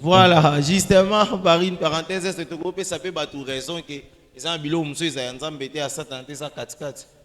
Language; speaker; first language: French; non-native, local second language; Lingala